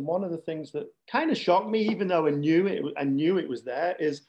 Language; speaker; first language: English; native; English